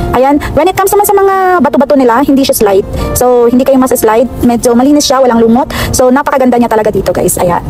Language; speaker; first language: Filipino; non-native, local second language; Cebuano